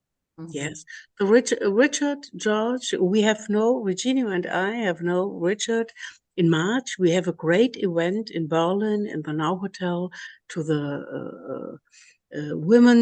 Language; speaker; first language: English; non-native, learner; German